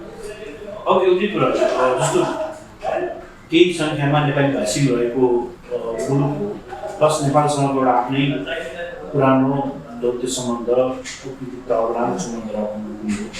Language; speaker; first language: Nepali; native; Nepali